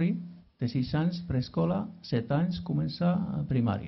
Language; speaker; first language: Catalan; non-native, fluent; Finnish